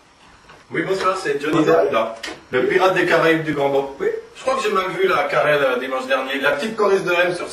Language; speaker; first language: French; native; French